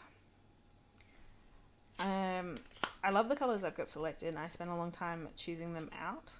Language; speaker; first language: English; native; English